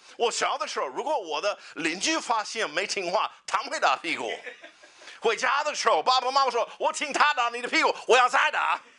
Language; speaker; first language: Chinese; non-native, fluent; English